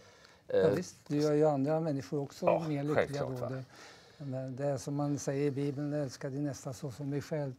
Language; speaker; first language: Swedish; native; Swedish